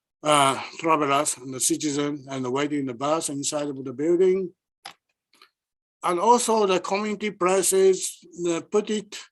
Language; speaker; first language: English; non-native, learner; Japanese